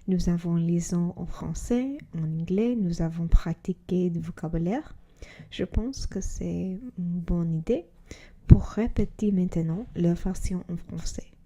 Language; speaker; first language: French; non-native, learner; English